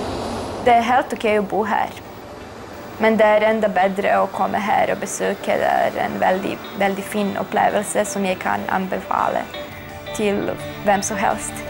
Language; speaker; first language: Norwegian; non-native, fluent; Serbian